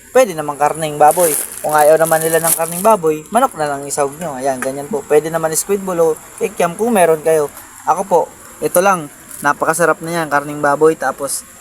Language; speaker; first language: Filipino; non-native, local second language; Bikol